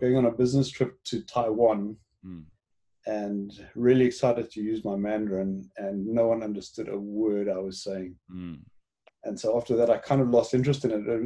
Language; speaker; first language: English; native; English